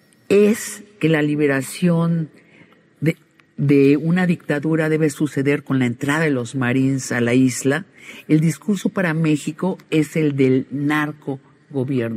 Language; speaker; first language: Spanish; native; Spanish